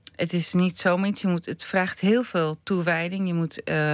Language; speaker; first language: Dutch; native; Dutch